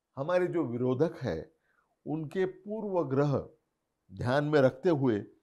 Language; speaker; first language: Hindi; non-native, local second language; Marathi